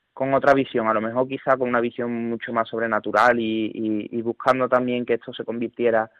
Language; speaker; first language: Spanish; native; Spanish